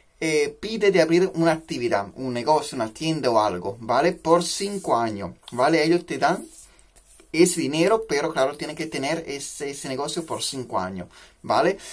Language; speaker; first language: Spanish; non-native, fluent; Italian